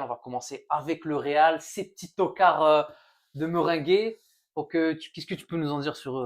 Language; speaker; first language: French; native; French